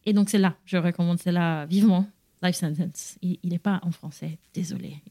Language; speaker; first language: French; non-native, fluent; Spanish